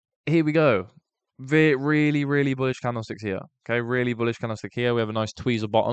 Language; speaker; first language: English; native; English